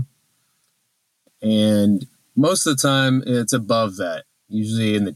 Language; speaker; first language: English; native; English